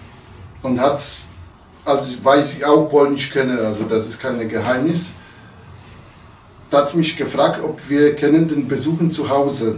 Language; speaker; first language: German; non-native, local second language; Polish